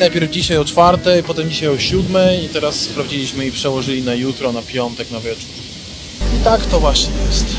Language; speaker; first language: Polish; native; Polish